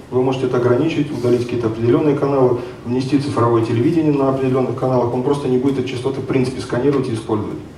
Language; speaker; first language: Russian; native; Russian